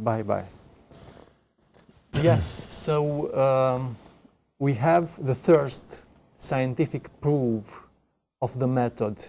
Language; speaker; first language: English; non-native, fluent; Romanian